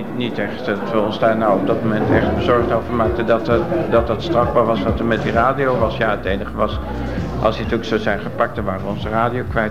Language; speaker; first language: Dutch; native; Dutch